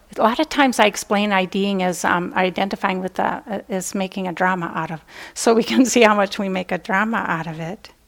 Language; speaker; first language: English; native; English